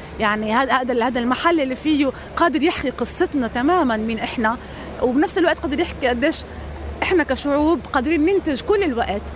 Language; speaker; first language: Arabic; native; Arabic